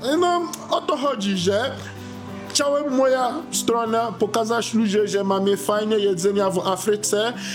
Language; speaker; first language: Polish; non-native, learner; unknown